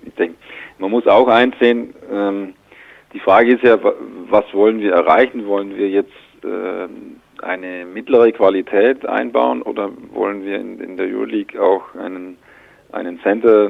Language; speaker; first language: German; native; German